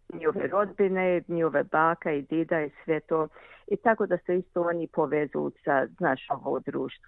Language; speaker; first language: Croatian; early bilingual, heritage; Croatian